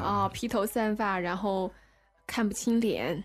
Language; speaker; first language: Chinese; native; Chinese